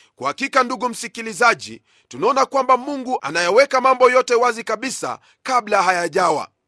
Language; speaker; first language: Swahili; non-native, local second language; Luyia